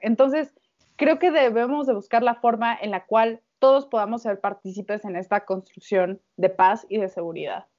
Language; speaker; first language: Spanish; native; Spanish